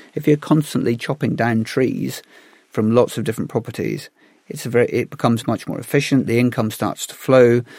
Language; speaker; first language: English; native; English